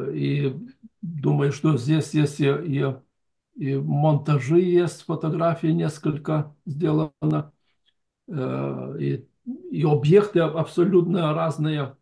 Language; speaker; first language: Russian; non-native, fluent; Lithuanian